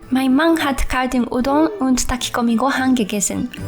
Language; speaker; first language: German; non-native, fluent; Japanese